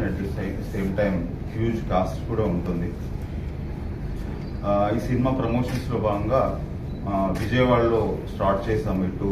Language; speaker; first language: Telugu; native; Telugu